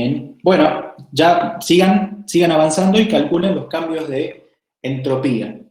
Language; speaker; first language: Spanish; native; Spanish